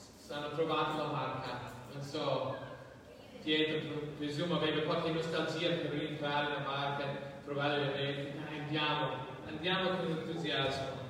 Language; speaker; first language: Italian; non-native, fluent; English